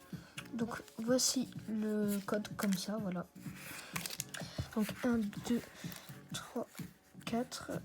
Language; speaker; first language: French; native; French